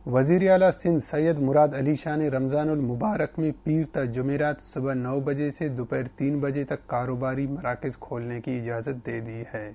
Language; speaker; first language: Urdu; non-native, local second language; Baluchi